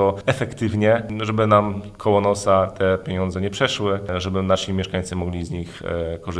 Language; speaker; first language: Polish; native; Polish